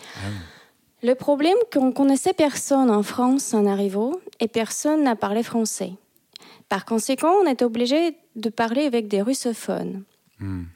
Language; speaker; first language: French; non-native, fluent; Russian